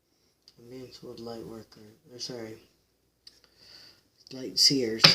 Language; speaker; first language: English; native; English